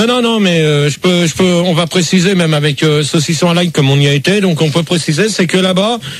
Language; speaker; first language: French; native; French